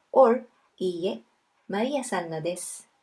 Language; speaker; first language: Japanese; non-native, fluent; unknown